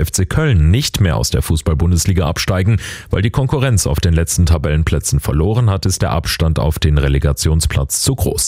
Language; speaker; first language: German; native; German